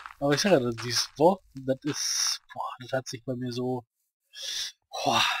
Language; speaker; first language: German; native; German